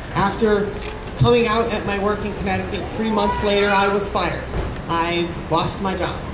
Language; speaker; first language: English; native; English